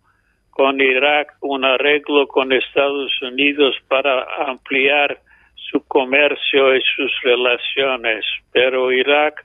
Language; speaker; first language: Spanish; non-native, fluent; English